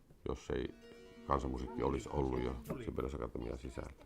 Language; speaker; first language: Finnish; native; Finnish